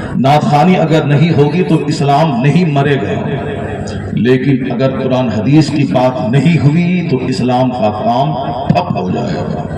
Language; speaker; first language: Urdu; native; Urdu